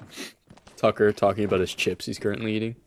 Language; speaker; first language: English; native; English